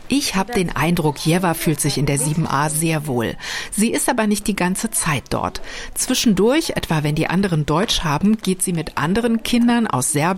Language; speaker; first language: German; native; German